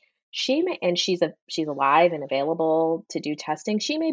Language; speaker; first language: English; native; English